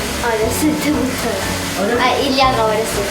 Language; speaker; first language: Korean; early bilingual, other home language; Russian